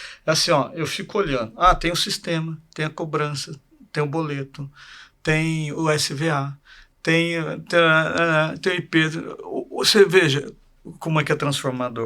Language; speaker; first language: Portuguese; native; Portuguese